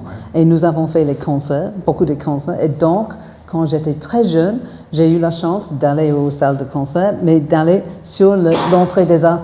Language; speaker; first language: French; non-native, fluent; English